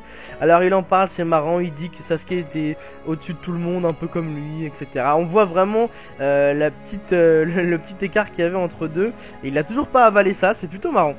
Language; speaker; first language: French; native; French